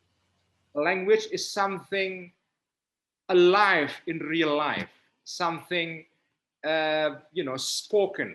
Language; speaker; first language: English; non-native, fluent; Indonesian